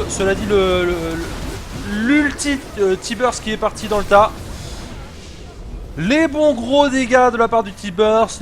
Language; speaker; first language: French; native; French